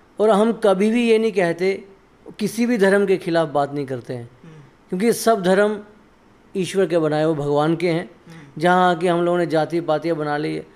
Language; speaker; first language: Hindi; native; Hindi